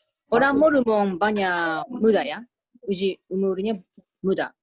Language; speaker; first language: Indonesian; non-native, learner; Japanese